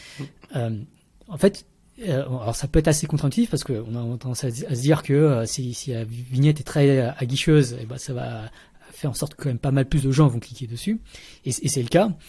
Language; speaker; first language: French; early bilingual, other home language; Vietnamese